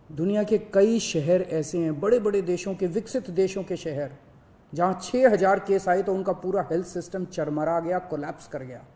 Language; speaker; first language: Hindi; native; Hindi